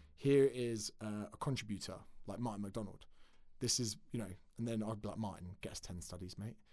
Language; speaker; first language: English; native; English